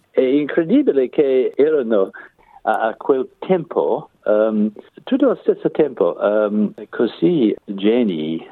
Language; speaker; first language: Italian; non-native, learner; English